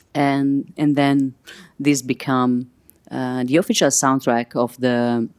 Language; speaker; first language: English; non-native, fluent; Italian